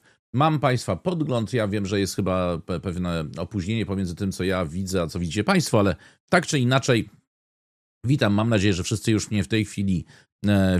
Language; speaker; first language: Polish; native; Polish